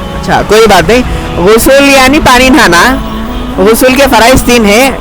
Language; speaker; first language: Urdu; native; Urdu